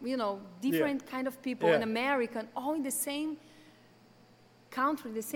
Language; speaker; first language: English; non-native, fluent; Portuguese